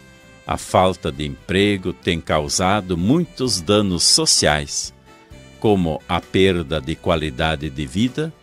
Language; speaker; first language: Portuguese; native; Portuguese